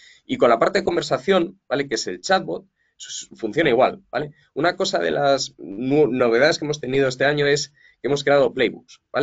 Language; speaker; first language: Spanish; native; Spanish